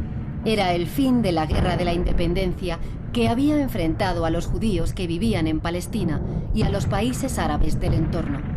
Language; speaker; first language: Spanish; native; Spanish